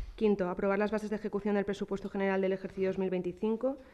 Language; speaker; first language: Spanish; non-native, local second language; Catalan